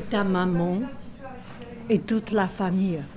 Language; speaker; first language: French; non-native, learner; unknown